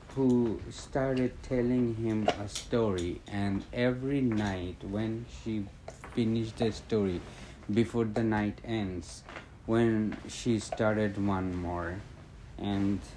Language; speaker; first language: English; non-native, learner; Bangla